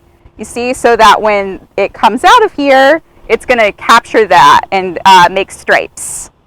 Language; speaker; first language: English; native; English